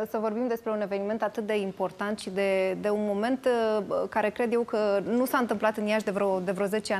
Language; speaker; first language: Romanian; native; Romanian